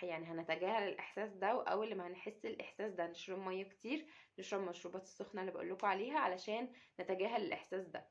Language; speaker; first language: Arabic; native; Arabic